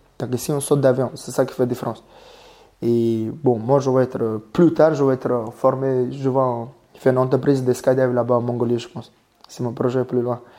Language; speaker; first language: French; non-native, learner; Mongolian